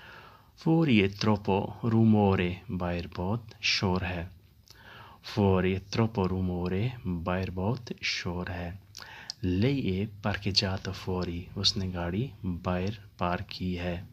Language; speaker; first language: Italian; non-native, learner; Urdu